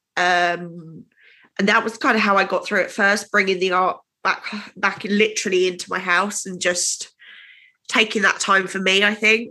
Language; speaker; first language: English; native; English